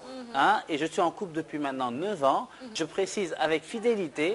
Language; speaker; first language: French; non-native, local second language; Wolof